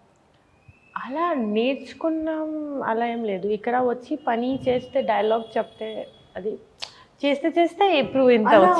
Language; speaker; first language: Telugu; non-native, fluent; Bangla